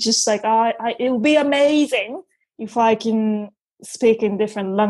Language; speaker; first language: English; non-native, fluent; Japanese